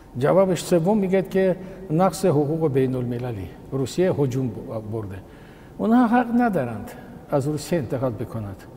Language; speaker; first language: Persian; non-native, fluent; Russian